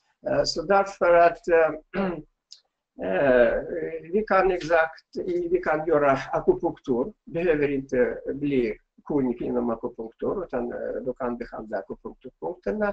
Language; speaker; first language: Swedish; non-native, fluent; Russian